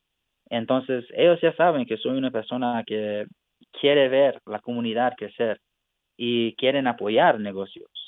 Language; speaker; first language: Spanish; non-native, fluent; English